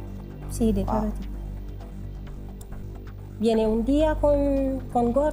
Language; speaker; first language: Spanish; non-native, learner; Haitian Creole